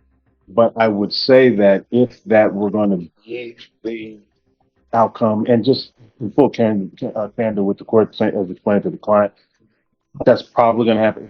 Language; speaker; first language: English; native; English